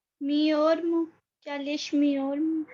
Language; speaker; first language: Turkish; non-native, learner; Urdu